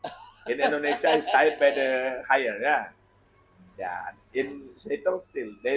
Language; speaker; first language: English; non-native, learner; Indonesian